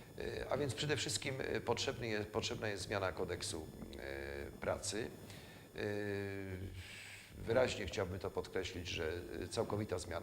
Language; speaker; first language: Polish; native; Polish